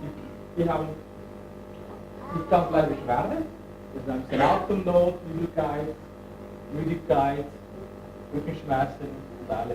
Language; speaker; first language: German; non-native, learner; Turkish